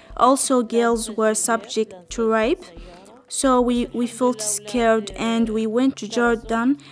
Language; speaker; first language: English; non-native, fluent; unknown